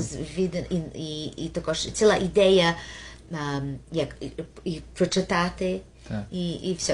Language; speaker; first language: Ukrainian; early bilingual, heritage; Ukrainian